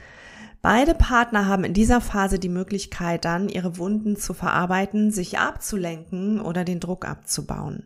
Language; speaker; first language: German; native; German